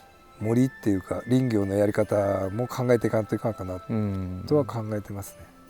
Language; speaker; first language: Japanese; native; Japanese